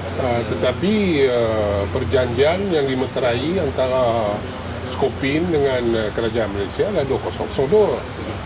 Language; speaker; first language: Malay; native; Malay